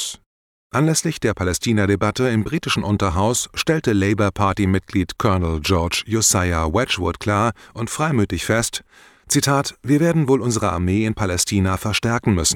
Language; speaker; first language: German; native; German